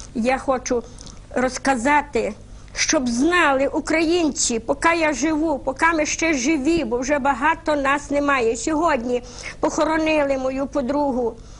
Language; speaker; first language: Ukrainian; native; Ukrainian